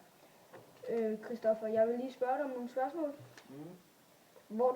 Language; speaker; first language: Danish; native; Danish